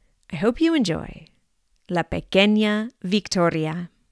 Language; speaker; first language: English; native; English